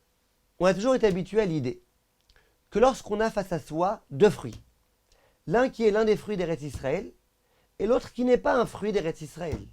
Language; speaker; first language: French; native; French